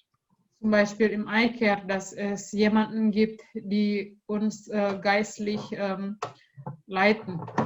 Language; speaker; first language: German; non-native, learner; Indonesian